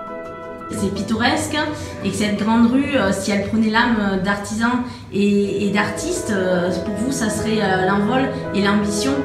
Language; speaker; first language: French; native; French